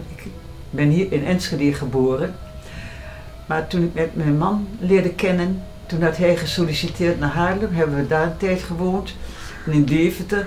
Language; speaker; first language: Dutch; native; Dutch